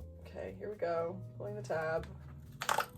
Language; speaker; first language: English; native; English